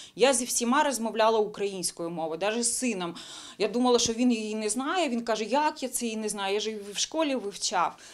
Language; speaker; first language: Ukrainian; non-native, local second language; Bulgarian